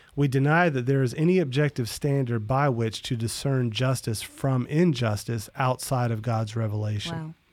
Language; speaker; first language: English; native; English